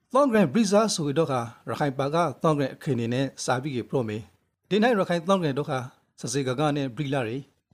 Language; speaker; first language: Burmese; native; Burmese